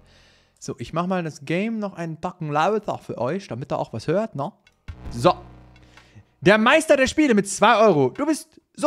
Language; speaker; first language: German; native; German